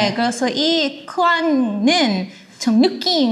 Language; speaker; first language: Korean; non-native, learner; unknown